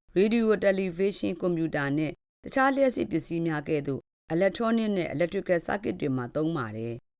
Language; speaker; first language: Burmese; native; Burmese